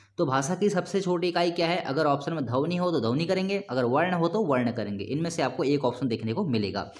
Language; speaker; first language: Hindi; native; Hindi